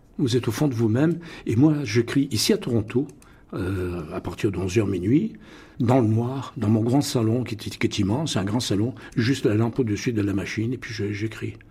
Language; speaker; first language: French; non-native, local second language; Russian